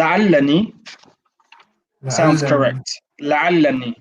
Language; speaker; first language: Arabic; non-native, fluent; English